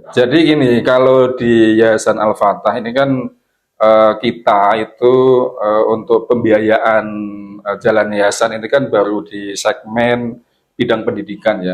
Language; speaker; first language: Indonesian; non-native, local second language; Javanese